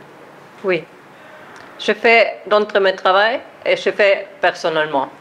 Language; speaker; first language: French; non-native, learner; German